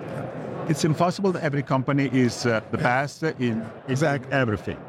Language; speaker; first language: English; non-native, fluent; Italian